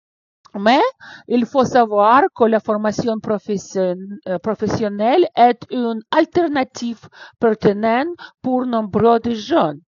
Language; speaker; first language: French; non-native, fluent; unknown